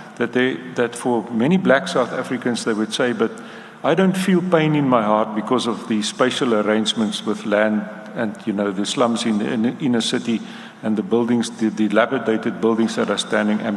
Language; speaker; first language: English; non-native, local second language; Afrikaans